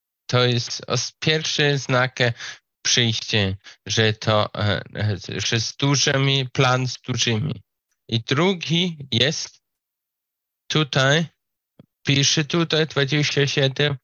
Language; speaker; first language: Polish; non-native, learner; Slovak